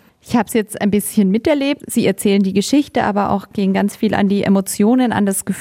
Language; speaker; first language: German; native; German